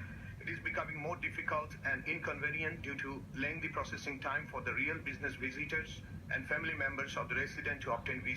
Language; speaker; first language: English; non-native, local second language; Bangla